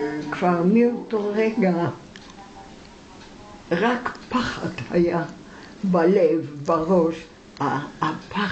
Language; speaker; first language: Hebrew; non-native, fluent; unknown